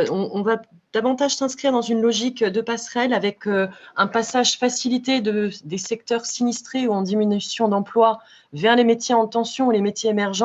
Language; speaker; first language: French; native; French